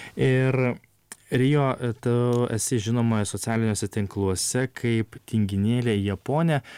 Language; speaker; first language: Lithuanian; native; Lithuanian